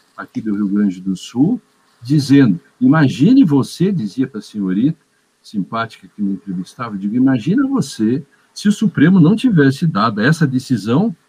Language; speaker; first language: Portuguese; native; Portuguese